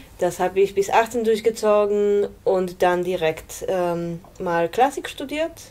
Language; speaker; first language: German; non-native, fluent; Polish